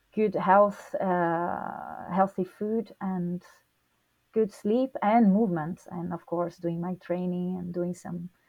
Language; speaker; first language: English; non-native, fluent; Portuguese